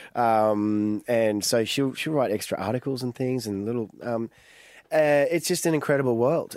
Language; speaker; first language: English; native; English